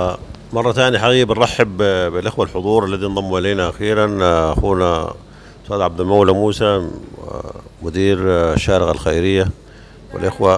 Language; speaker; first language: Arabic; native; Arabic